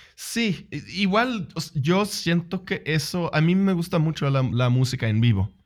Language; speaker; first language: Spanish; non-native, fluent; Swedish